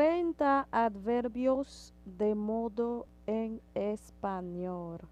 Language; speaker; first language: Spanish; non-native, fluent; Haitian Creole